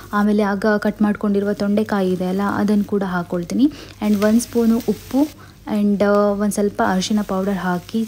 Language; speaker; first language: Kannada; non-native, local second language; Tulu